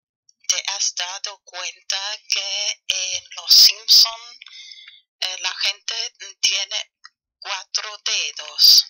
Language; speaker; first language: Spanish; non-native, fluent; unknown